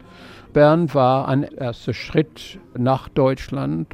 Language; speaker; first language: German; non-native, fluent; French